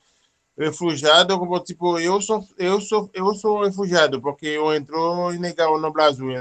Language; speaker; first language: Portuguese; non-native, learner; Haitian Creole